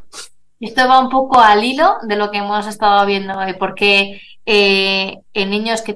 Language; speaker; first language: Spanish; native; Spanish